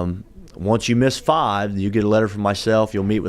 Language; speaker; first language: English; native; English